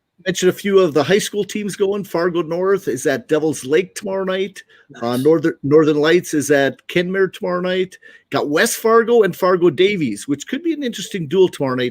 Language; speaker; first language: English; native; English